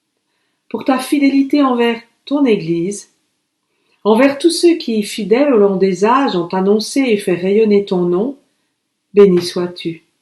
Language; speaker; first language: French; native; French